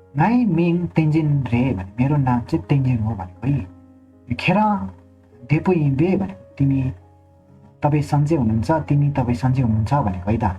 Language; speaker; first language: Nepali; non-native, local second language; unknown